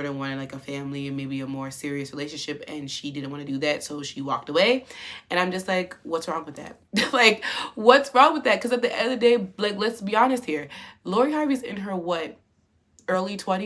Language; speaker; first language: English; native; English